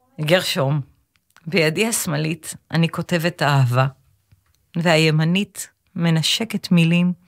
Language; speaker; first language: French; non-native, fluent; Hebrew